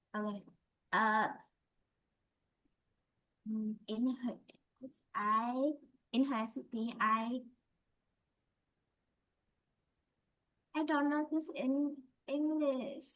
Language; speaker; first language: English; non-native, learner; Vietnamese